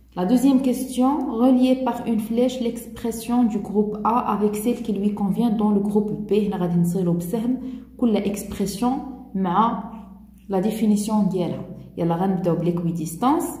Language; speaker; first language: French; non-native, local second language; Arabic